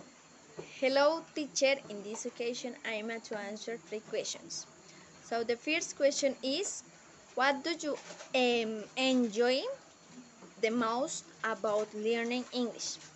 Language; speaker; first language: English; non-native, learner; Spanish